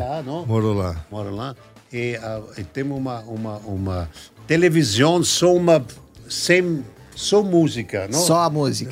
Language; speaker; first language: Portuguese; non-native, learner; German